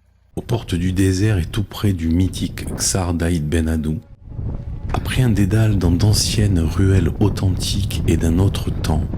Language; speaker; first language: French; native; French